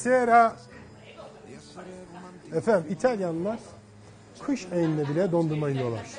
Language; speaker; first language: Turkish; native; Turkish